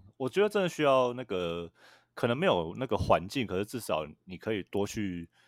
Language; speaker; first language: Chinese; native; Chinese